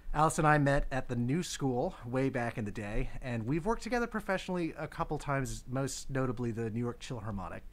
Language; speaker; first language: English; native; English